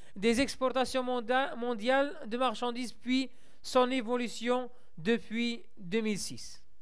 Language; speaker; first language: French; non-native, local second language; Arabic